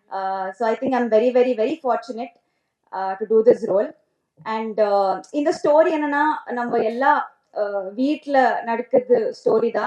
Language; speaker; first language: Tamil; non-native, learner; Telugu